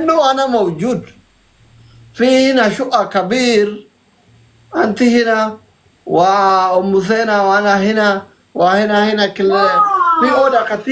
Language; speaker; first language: Arabic; non-native, learner; Oromo